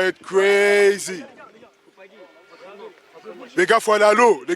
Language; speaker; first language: French; native; French